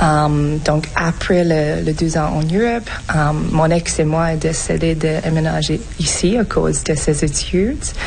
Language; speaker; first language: French; non-native, fluent; English